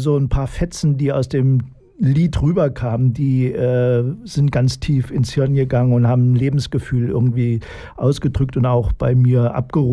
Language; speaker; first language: German; native; German